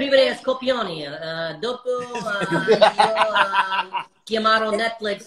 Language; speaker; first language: Italian; non-native, learner; English